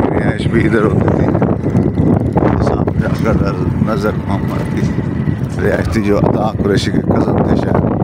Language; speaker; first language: Urdu; non-native, local second language; Punjabi